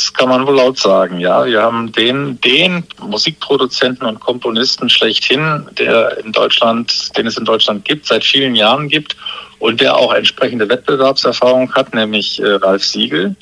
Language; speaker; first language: German; native; German